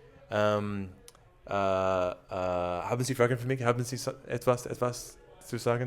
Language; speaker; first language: German; non-native, learner; English